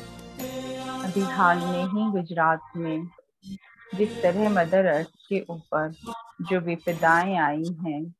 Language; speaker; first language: Hindi; native; Hindi